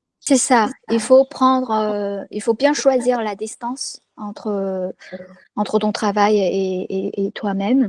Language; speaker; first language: French; non-native, fluent; Chinese